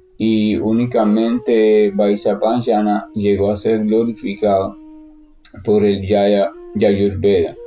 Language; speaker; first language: Spanish; native; Spanish